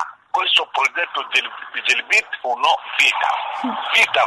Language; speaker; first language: Italian; non-native, learner; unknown